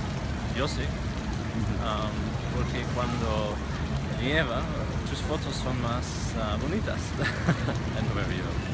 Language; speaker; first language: Spanish; non-native, fluent; English